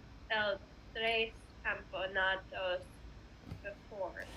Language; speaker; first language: Spanish; non-native, learner; English